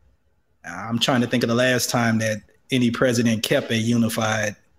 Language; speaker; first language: English; native; English